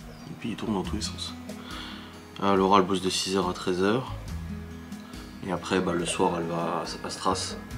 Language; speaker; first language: French; native; French